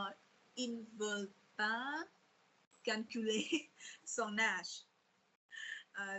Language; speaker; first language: French; non-native, fluent; Vietnamese